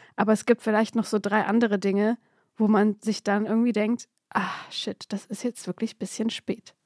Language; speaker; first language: German; native; German